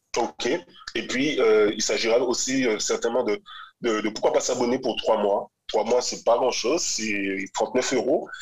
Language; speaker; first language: French; native; French